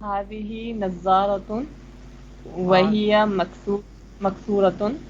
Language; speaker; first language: Arabic; non-native, learner; Urdu